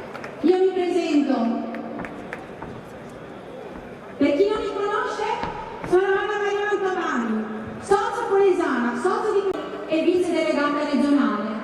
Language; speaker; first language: Italian; native; Italian